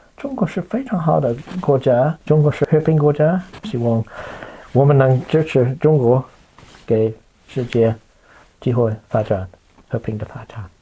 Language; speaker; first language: Chinese; non-native, learner; English